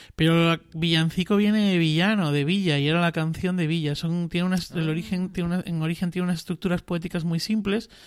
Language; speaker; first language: Spanish; native; Spanish